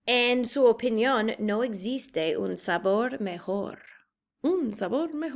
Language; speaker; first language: Spanish; non-native, fluent; English